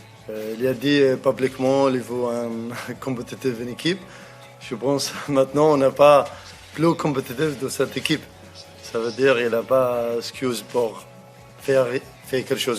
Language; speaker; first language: French; non-native, fluent; Arabic